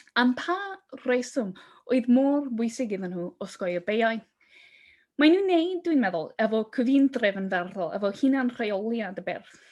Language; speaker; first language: Welsh; non-native, fluent; English